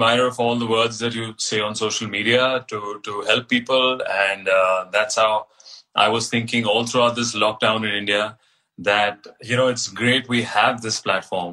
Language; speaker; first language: English; non-native, local second language; Hindi